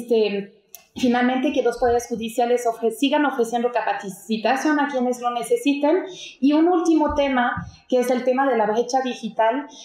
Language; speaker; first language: Spanish; native; Spanish